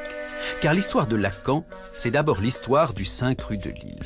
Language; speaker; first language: French; native; French